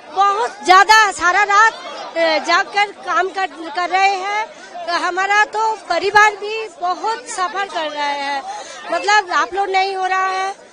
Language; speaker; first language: Hindi; non-native, local second language; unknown